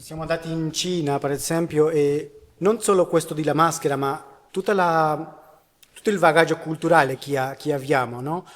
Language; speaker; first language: Italian; non-native, learner; Spanish